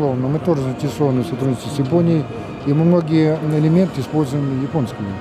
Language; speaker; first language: Russian; native; Russian